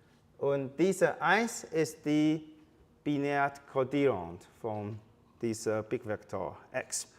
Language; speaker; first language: German; non-native, fluent; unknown